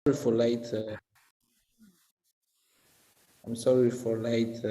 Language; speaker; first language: English; non-native, fluent; Polish